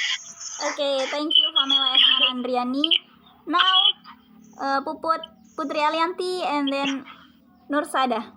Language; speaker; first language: English; non-native, learner; Indonesian